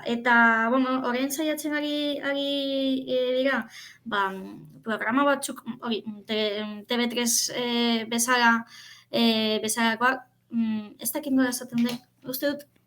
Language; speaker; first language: Basque; non-native, fluent; Catalan